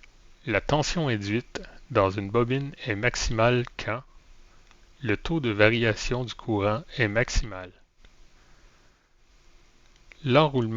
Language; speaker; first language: French; native; French